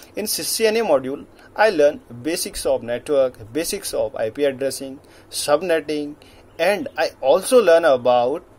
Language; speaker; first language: English; non-native, local second language; Hindi